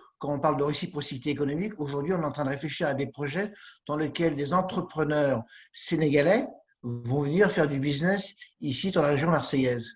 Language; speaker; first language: French; native; French